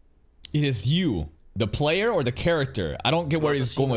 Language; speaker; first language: English; native; English